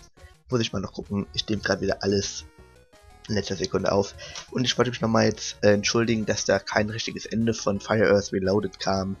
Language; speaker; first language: German; native; German